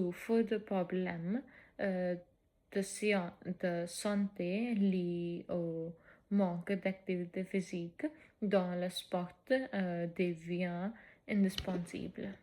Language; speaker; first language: French; non-native, fluent; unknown